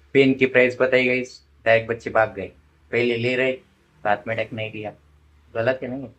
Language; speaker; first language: Hindi; non-native, local second language; Marathi